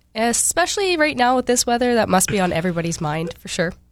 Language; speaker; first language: English; native; English